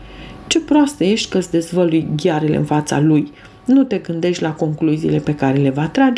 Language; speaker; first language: Romanian; native; Romanian